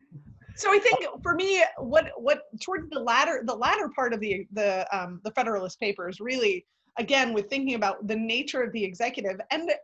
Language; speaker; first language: English; native; English